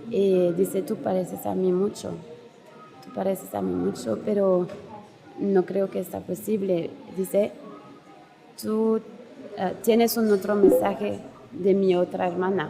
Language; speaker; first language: Spanish; non-native, learner; French